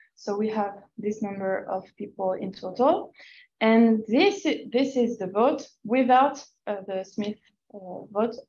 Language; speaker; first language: English; non-native, fluent; French